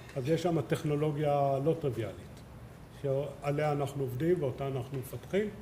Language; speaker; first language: Hebrew; native; Hebrew